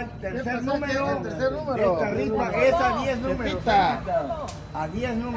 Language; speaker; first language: Spanish; native; Spanish